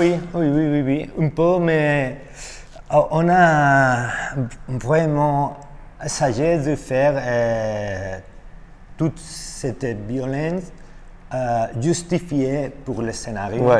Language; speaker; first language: French; non-native, learner; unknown